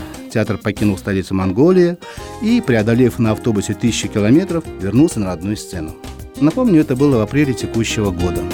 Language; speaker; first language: Russian; native; Russian